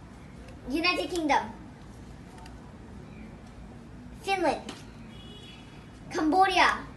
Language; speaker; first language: English; non-native, local second language; Mizo